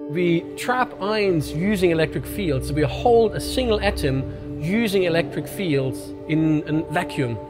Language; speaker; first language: English; non-native, fluent; German